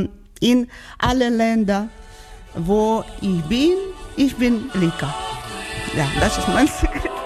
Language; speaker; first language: German; non-native, learner; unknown